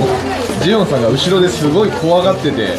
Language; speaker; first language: Japanese; native; Japanese